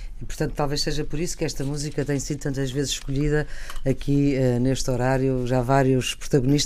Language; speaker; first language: Portuguese; native; Portuguese